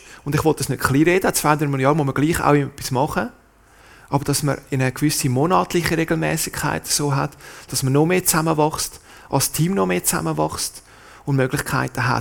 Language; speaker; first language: German; native; German